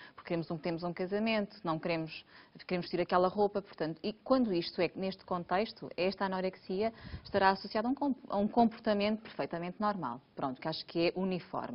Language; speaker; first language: Portuguese; native; Portuguese